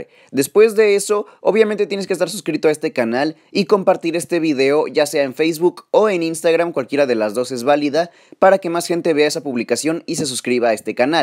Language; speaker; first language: Spanish; native; Spanish